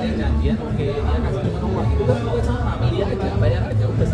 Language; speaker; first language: Indonesian; non-native, learner; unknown